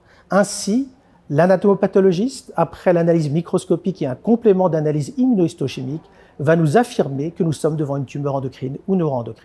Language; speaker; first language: French; native; French